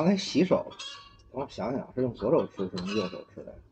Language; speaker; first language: Chinese; native; Chinese